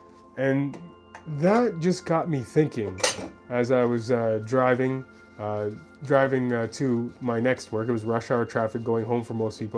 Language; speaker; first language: English; native; English